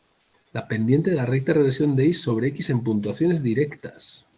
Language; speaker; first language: Spanish; native; Spanish